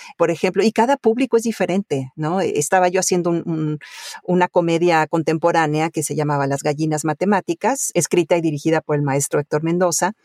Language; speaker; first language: Spanish; early bilingual, other home language; Italian